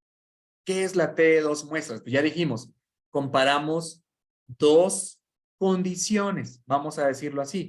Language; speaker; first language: Spanish; native; Spanish